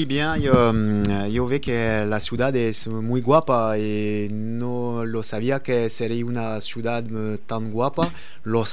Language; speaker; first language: Spanish; non-native, learner; French